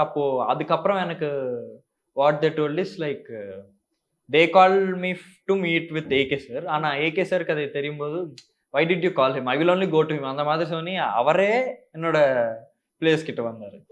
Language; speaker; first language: Tamil; non-native, learner; Telugu